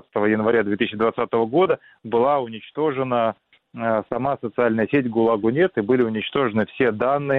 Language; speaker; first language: Russian; native; Russian